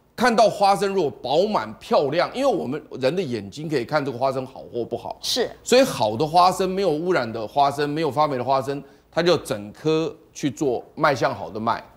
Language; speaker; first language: Chinese; native; Chinese